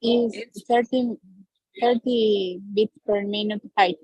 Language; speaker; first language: English; non-native, learner; Spanish